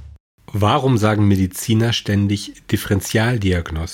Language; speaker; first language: German; native; German